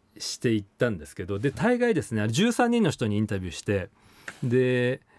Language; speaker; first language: Japanese; native; Japanese